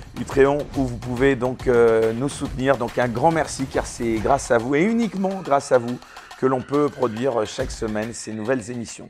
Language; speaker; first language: French; native; French